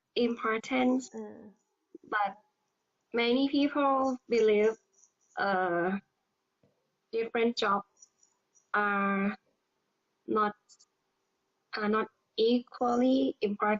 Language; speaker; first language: English; non-native, learner; Thai